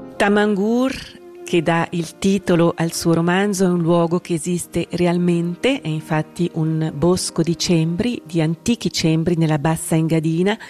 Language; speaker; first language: Italian; native; Italian